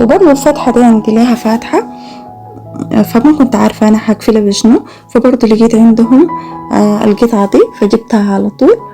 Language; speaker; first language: Arabic; native; Arabic